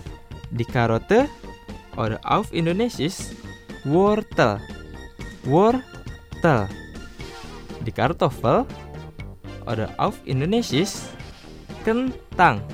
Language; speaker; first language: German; non-native, fluent; Indonesian